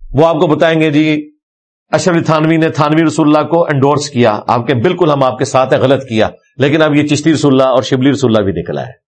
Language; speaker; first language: Urdu; non-native, local second language; Punjabi